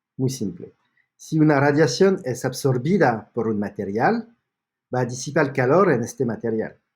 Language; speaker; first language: Spanish; non-native, fluent; French